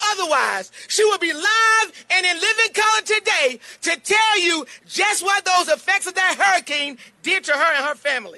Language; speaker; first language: English; native; English